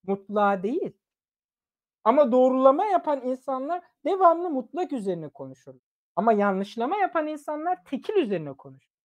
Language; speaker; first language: Turkish; early bilingual, other home language; German